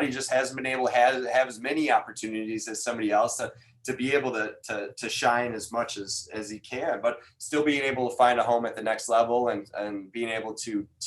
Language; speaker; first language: English; native; English